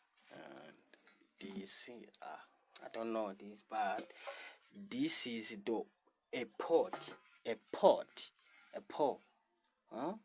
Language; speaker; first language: English; non-native, learner; Rundi